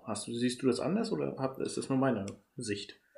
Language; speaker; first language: German; native; German